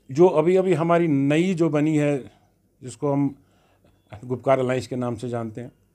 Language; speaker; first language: Hindi; non-native, local second language; Kashmiri